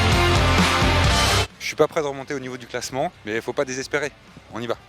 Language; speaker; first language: French; native; French